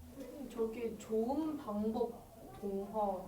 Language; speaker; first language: Korean; native; Korean